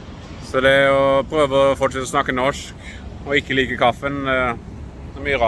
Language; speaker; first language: Norwegian; non-native, fluent; English